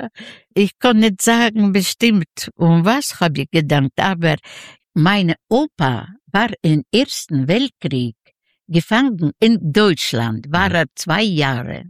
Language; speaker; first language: German; non-native, fluent; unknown